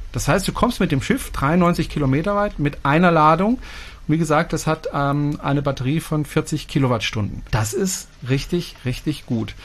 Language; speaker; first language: German; non-native, fluent; French